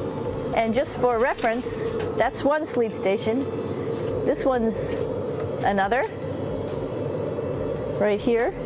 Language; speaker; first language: English; native; English